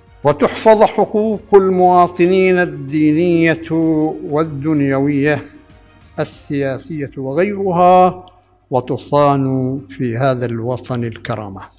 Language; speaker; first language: Arabic; native; Arabic